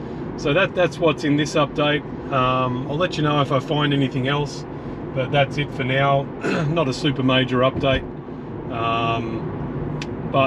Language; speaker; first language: English; native; English